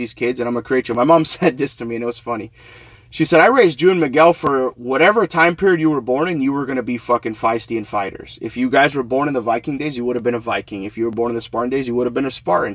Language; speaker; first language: English; native; English